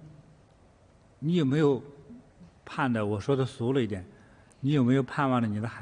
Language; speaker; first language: Chinese; native; Chinese